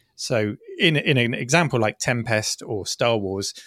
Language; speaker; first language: English; native; English